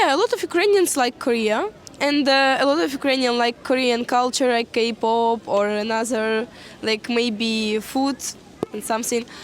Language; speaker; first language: English; non-native, learner; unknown